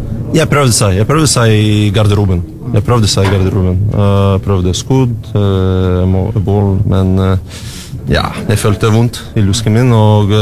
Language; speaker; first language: Norwegian; non-native, fluent; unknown